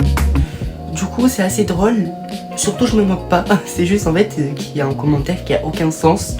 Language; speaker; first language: French; native; French